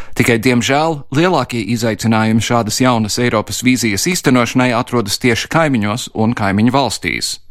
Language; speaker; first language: Latvian; early bilingual, heritage; Latvian